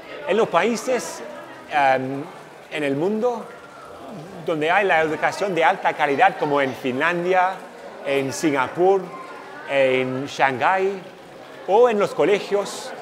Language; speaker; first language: Spanish; non-native, fluent; English